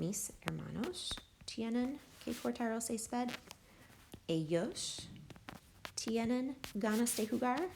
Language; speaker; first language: Spanish; non-native, fluent; English